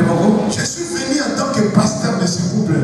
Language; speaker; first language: French; non-native, local second language; Lingala